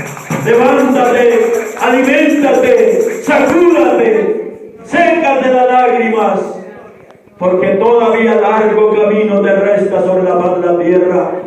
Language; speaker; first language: Spanish; native; Spanish